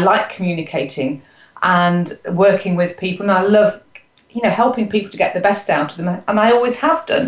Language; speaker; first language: English; native; English